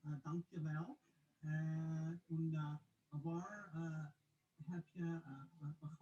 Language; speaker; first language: Dutch; non-native, learner; English